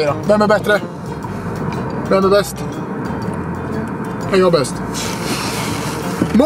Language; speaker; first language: Swedish; native; Swedish